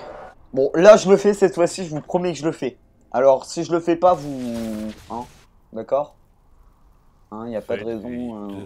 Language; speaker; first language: French; native; French